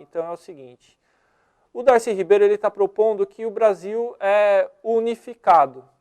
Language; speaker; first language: Portuguese; native; Portuguese